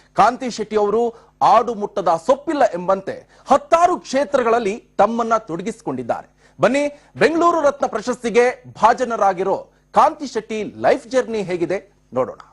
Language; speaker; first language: Kannada; native; Kannada